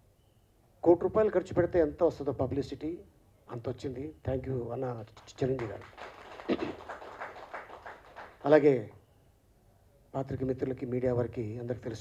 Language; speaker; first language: Telugu; native; Telugu